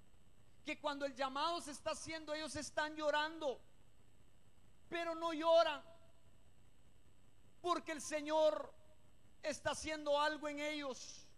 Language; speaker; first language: Spanish; native; Spanish